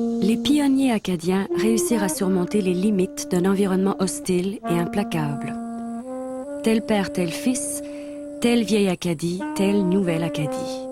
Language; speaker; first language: French; native; French